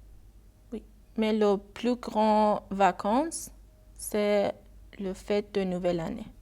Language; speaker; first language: French; non-native, learner; Persian